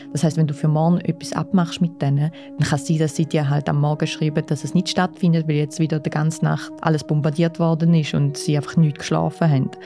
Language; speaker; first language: German; early bilingual, other home language; Russian